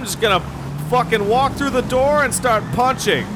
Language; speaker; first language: English; native; English